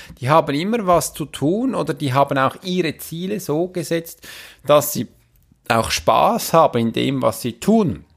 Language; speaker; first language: German; native; German